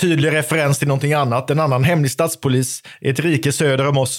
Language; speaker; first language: Swedish; native; Swedish